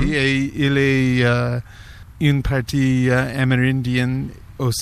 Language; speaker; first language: French; non-native, learner; English